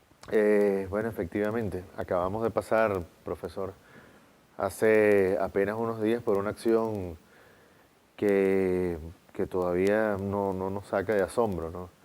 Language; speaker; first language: Spanish; native; Spanish